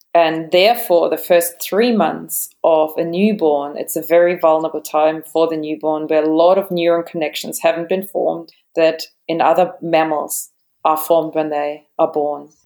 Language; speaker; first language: English; non-native, fluent; German